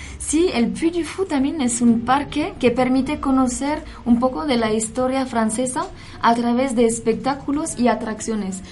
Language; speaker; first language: Spanish; non-native, fluent; French